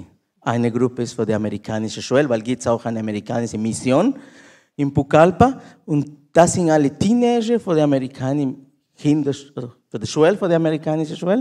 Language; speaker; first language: German; non-native, learner; Spanish